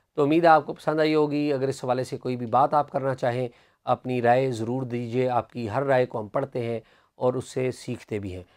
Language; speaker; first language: Urdu; non-native, local second language; Punjabi